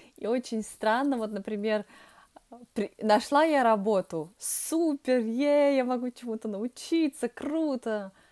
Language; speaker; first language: Russian; early bilingual, heritage; Russian